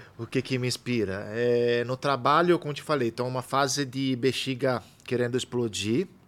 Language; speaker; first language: Portuguese; non-native, fluent; Italian